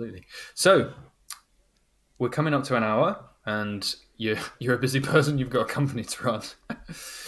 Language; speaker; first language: English; native; English